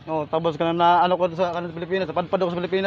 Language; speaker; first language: Filipino; non-native, local second language; Cebuano